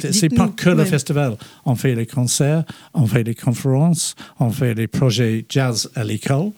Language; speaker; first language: French; non-native, fluent; English